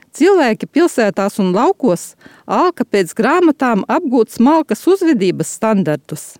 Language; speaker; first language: Latvian; native; Latvian